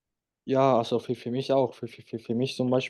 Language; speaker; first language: German; non-native, fluent; Spanish